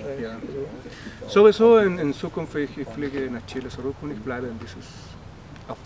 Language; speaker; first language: German; non-native, learner; Spanish